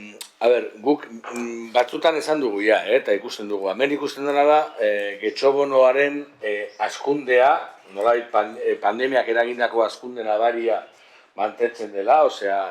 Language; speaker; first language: Basque; native; Basque